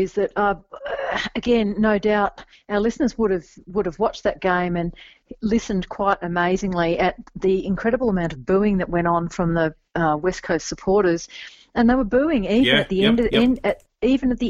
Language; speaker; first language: English; native; English